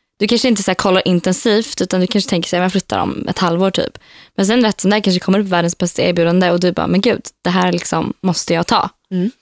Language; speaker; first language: Swedish; native; Swedish